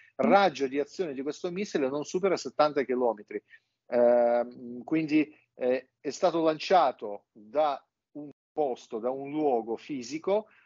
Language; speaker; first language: Italian; non-native, fluent; Russian